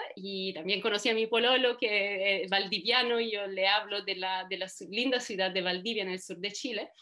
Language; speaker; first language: Spanish; non-native, fluent; Italian